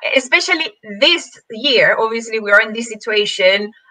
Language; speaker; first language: English; non-native, fluent; Spanish